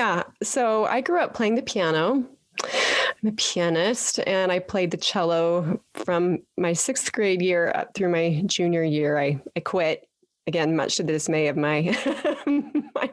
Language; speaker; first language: English; native; English